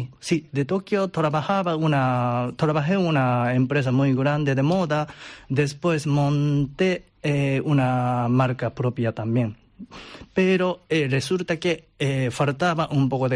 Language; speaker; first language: Spanish; non-native, learner; Japanese